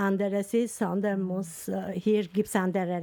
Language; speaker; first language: German; non-native, learner; Albanian